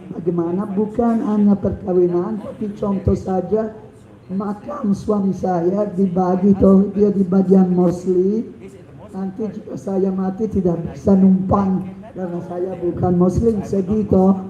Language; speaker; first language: Indonesian; non-native, fluent; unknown